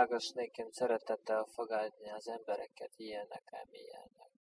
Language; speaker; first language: Hungarian; non-native, fluent; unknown